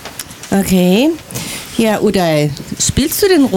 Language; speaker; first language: German; native; German